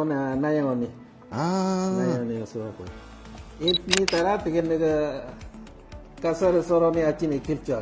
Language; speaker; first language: Mongolian; non-native, fluent; Lao